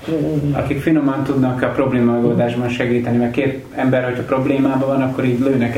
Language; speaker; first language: Hungarian; native; Hungarian